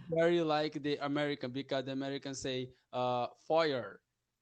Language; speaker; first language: English; non-native, learner; Portuguese